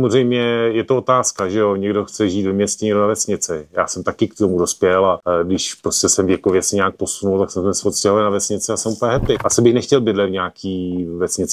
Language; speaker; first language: Czech; native; Czech